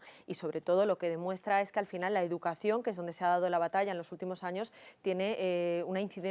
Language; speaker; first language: Spanish; native; Spanish